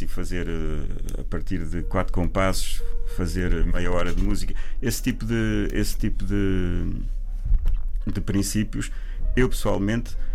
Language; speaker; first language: Portuguese; native; Portuguese